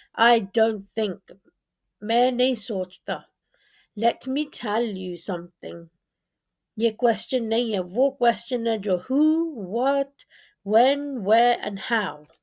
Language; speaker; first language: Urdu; non-native, local second language; Punjabi